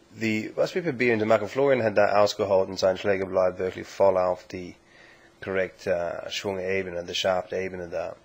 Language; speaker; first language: German; non-native, learner; English